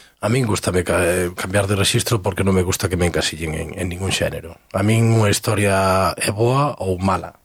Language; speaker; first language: Galician; native; Galician